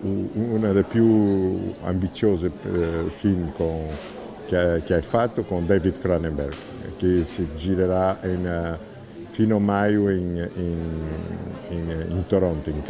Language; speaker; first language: Italian; non-native, learner; Portuguese